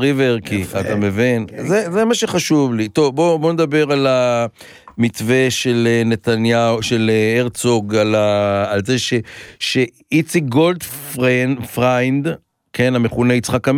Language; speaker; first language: Hebrew; native; Hebrew